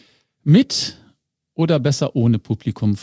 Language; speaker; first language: German; native; German